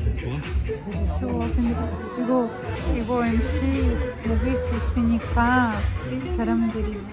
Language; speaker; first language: Korean; non-native, learner; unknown